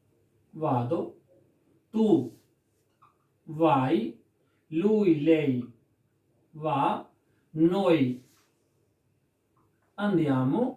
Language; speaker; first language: Italian; non-native, learner; Urdu